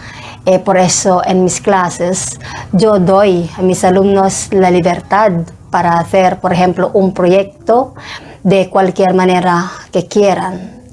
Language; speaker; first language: Spanish; non-native, fluent; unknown